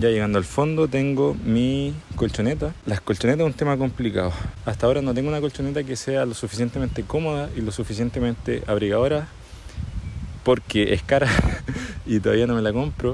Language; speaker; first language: Spanish; native; Spanish